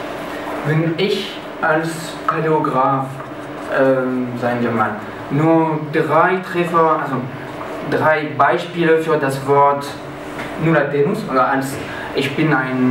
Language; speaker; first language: German; non-native, fluent; French